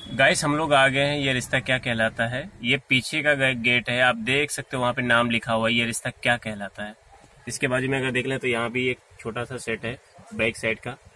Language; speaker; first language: Hindi; native; Hindi